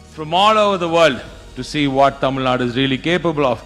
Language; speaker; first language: English; non-native, local second language; Tamil